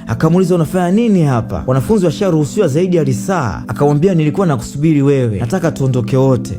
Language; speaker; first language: Swahili; native; Swahili